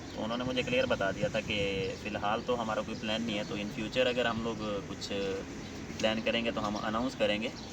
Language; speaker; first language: Urdu; non-native, local second language; Punjabi